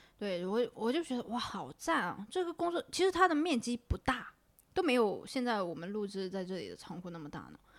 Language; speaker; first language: Chinese; non-native, local second language; Cantonese